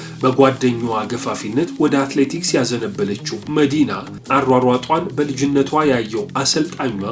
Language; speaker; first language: Amharic; native; Amharic